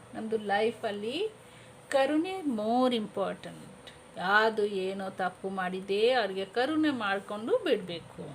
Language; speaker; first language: Kannada; non-native, local second language; Hindi